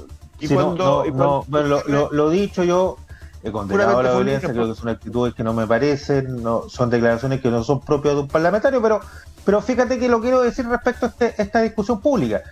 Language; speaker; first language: Spanish; native; Spanish